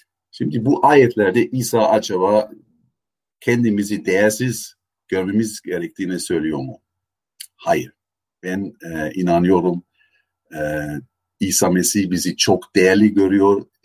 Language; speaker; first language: Turkish; non-native, fluent; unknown